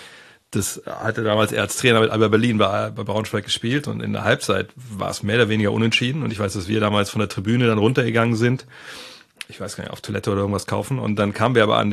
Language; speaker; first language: German; native; German